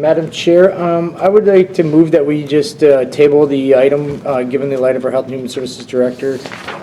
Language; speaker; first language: English; native; English